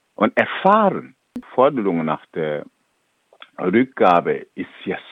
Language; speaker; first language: German; non-native, fluent; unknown